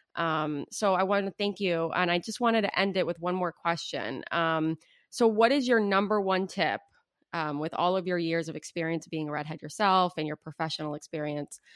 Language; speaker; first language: English; native; English